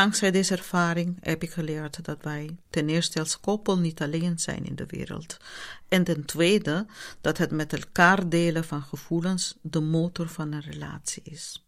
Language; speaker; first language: Dutch; non-native, fluent; Italian